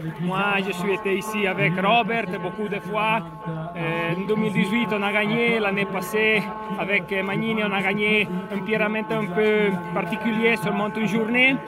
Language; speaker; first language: French; non-native, learner; Italian